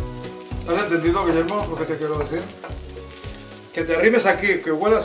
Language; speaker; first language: Spanish; native; Spanish